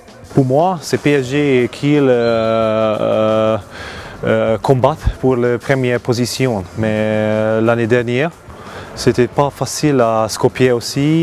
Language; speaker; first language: French; non-native, learner; Hungarian